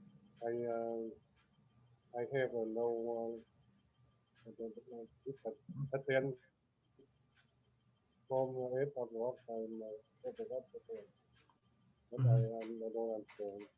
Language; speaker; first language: English; non-native, learner; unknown